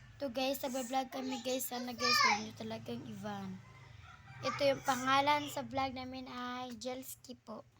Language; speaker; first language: Filipino; non-native, local second language; Cebuano